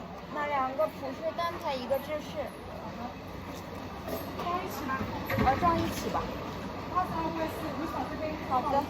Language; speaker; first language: Chinese; non-native, learner; Korean